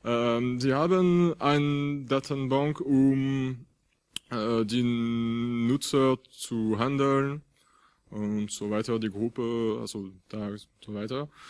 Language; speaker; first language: German; non-native, fluent; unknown